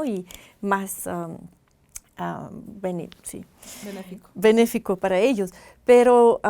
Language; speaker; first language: Spanish; non-native, fluent; French